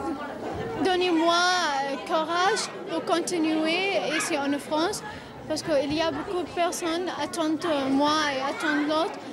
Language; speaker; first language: French; non-native, learner; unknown